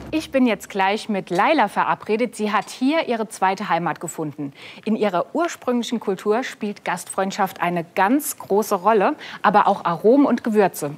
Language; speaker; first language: German; native; German